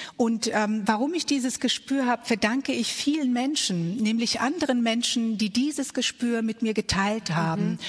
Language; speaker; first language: German; early bilingual, other home language; Croatian